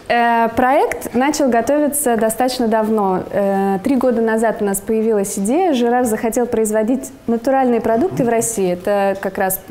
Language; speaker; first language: Russian; native; Russian